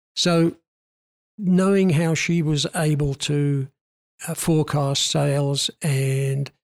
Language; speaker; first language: English; native; English